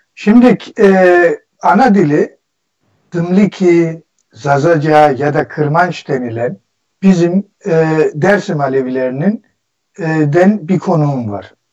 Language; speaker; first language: Turkish; native; Turkish